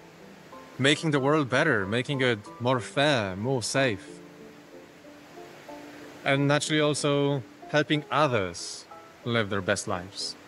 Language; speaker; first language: English; non-native, fluent; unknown